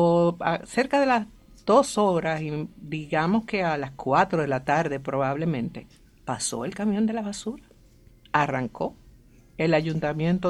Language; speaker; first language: Spanish; native; Spanish